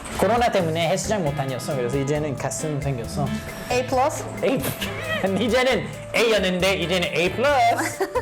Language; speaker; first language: Korean; non-native, learner; English